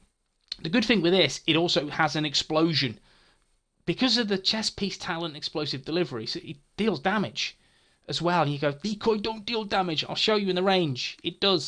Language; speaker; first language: English; native; English